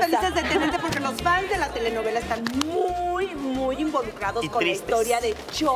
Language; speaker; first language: Spanish; native; Spanish